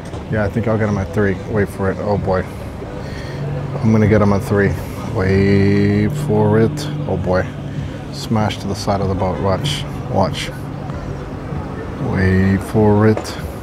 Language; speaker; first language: English; early bilingual, other home language; Spanish